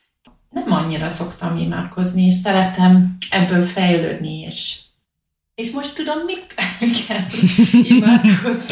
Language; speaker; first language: Hungarian; non-native, learner; English